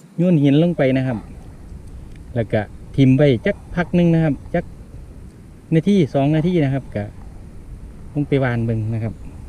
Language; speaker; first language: Thai; native; Thai